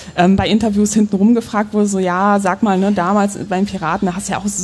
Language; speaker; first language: German; early bilingual, other home language; Polish